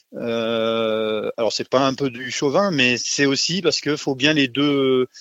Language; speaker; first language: French; native; French